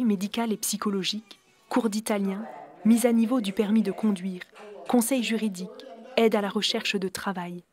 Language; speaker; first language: French; native; French